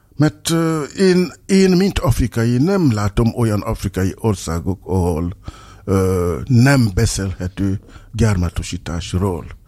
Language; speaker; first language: Hungarian; non-native, fluent; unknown